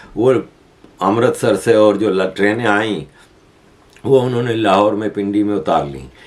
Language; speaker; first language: Urdu; native; Urdu